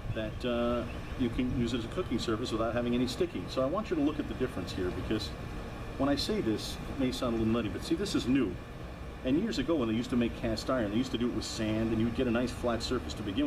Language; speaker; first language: English; native; English